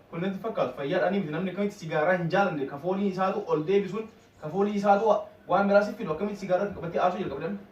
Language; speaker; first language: Oromo; native; Oromo